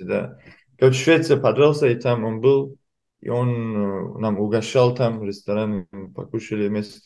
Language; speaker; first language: Russian; early bilingual, heritage; Kumyk